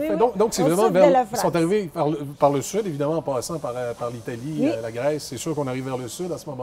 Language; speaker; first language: French; native; French